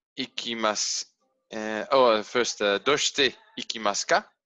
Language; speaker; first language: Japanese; non-native, learner; English